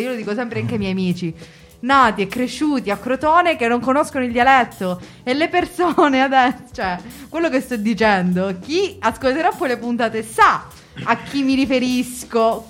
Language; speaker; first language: Italian; native; Italian